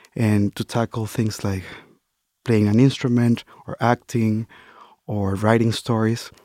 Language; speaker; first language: English; non-native, fluent; Spanish